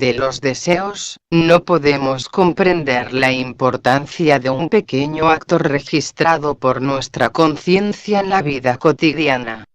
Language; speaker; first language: Spanish; native; Spanish